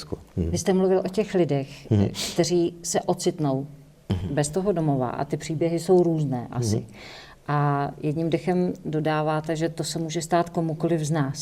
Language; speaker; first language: Czech; native; Czech